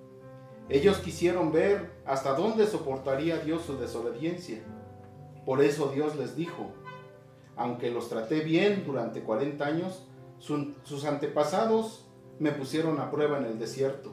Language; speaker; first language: Spanish; native; Spanish